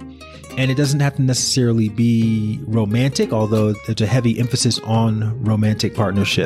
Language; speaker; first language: English; native; English